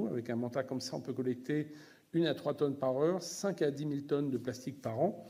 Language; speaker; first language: French; native; French